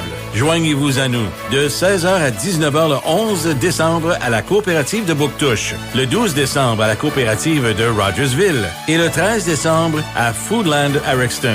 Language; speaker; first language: French; native; French